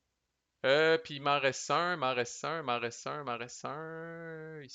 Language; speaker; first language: French; native; French